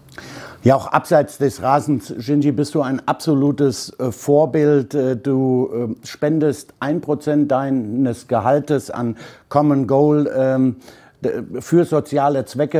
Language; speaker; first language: German; native; German